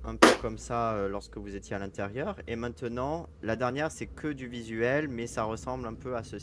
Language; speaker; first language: French; native; French